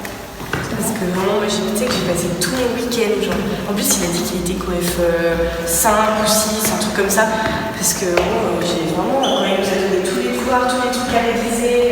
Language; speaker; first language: French; native; French